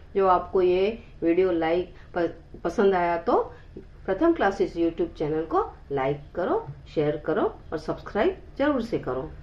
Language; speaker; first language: Hindi; non-native, local second language; Marathi